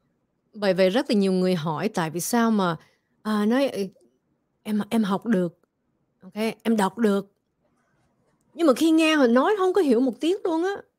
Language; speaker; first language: Vietnamese; early bilingual, other home language; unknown